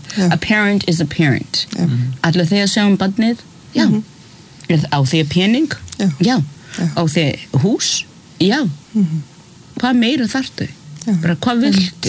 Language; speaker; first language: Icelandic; early bilingual, other home language; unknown